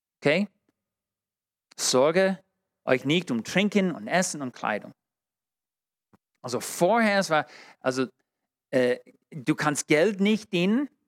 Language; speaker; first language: German; non-native, fluent; English